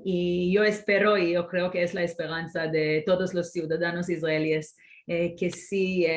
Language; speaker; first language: Spanish; non-native, fluent; Hebrew